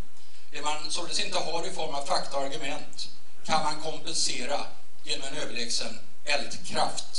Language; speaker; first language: Swedish; native; Swedish